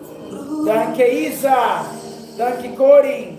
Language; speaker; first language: German; non-native, learner; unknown